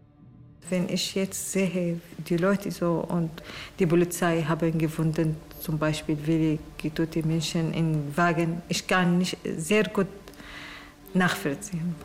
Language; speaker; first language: German; non-native, learner; Arabic